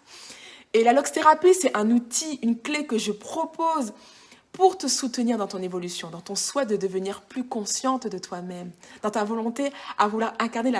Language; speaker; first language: French; native; French